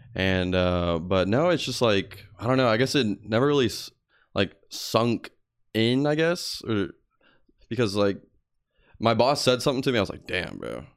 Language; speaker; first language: English; early bilingual, other home language; Spanish